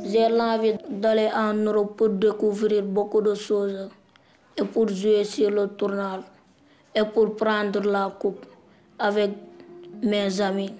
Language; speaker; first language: French; non-native, learner; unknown